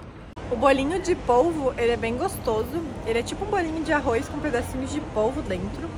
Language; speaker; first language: Portuguese; native; Portuguese